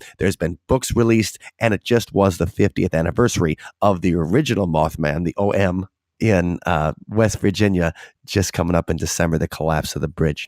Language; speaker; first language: English; native; English